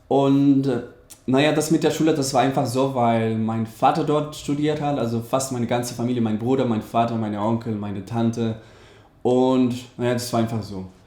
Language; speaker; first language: German; non-native, fluent; Spanish